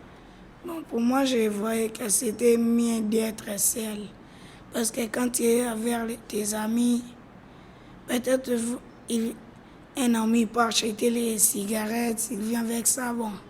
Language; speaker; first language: French; non-native, learner; Lingala